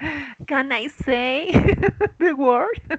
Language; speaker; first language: English; non-native, learner; Spanish